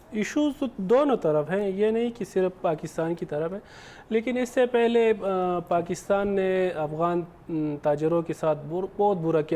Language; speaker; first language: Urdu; non-native, fluent; Pashto